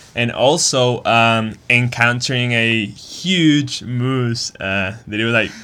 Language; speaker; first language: English; non-native, fluent; Spanish